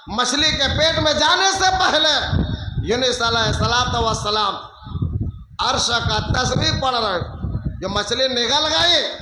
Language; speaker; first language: Urdu; non-native, local second language; Bangla